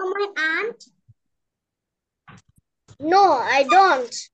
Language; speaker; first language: English; non-native, learner; Bangla